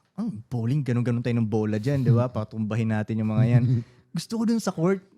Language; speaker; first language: Filipino; non-native, local second language; Cebuano